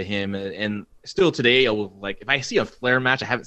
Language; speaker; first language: English; native; English